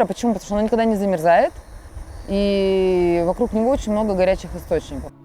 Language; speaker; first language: Russian; native; Russian